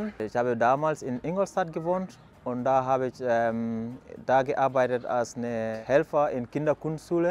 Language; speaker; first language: German; non-native, fluent; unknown